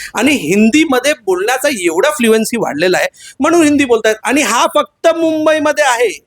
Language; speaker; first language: Marathi; non-native, local second language; Hindi